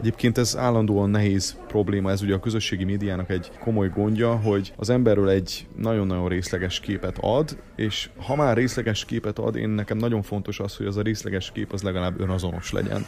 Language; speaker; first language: Hungarian; native; Hungarian